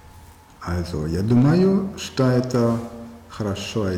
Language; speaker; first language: Russian; non-native, learner; German